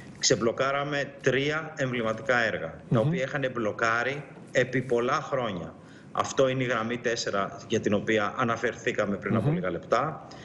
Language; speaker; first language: Greek; native; Greek